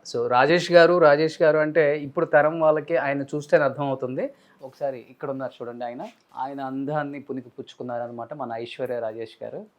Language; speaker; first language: Telugu; native; Telugu